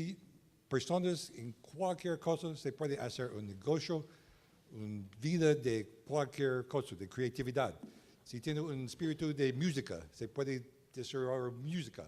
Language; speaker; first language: Spanish; non-native, learner; English